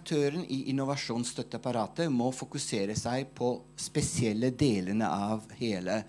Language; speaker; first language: Norwegian; non-native, fluent; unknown